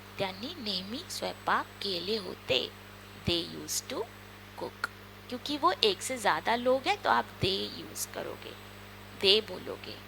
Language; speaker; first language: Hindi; non-native, local second language; Marathi